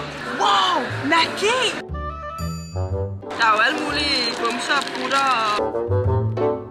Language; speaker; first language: Danish; native; Danish